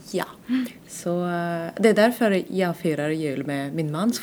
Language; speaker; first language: Swedish; non-native, fluent; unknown